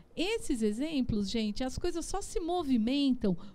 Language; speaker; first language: Portuguese; native; Portuguese